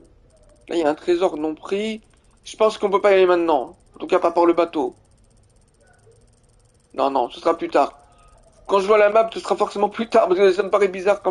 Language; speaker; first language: French; native; French